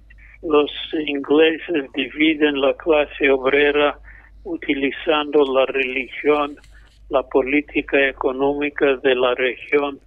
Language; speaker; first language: Spanish; non-native, fluent; English